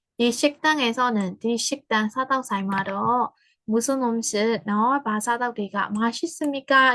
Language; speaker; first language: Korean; non-native, fluent; Burmese